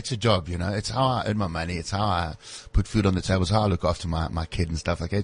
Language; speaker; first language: English; native; English